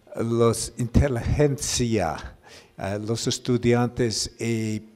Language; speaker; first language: Spanish; non-native, learner; English